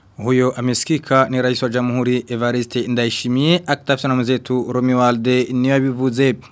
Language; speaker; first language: Swahili; non-native, local second language; Rundi